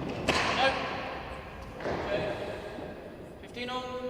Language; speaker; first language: English; native; English